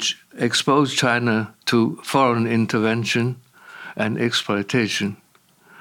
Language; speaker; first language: English; non-native, local second language; Cantonese